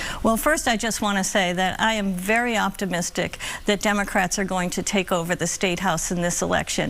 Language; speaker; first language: English; native; English